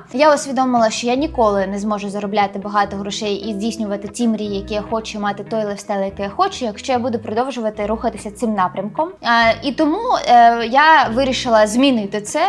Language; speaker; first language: Ukrainian; non-native, local second language; Russian